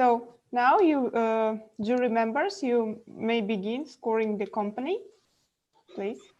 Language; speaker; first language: English; non-native, fluent; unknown